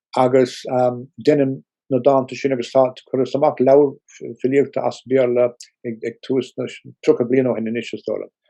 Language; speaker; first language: Irish; non-native, local second language; English